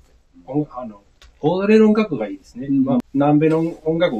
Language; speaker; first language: Japanese; non-native, fluent; Spanish